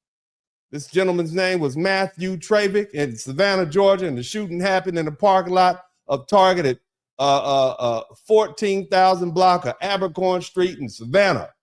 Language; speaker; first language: English; native; English